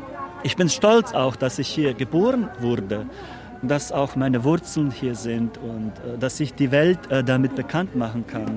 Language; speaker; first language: German; non-native, fluent; Bosnian